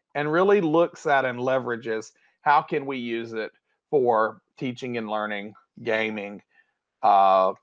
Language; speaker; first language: English; native; English